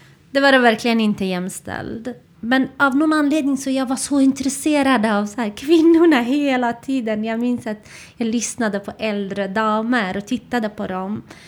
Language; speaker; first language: Swedish; non-native, fluent; Central Kurdish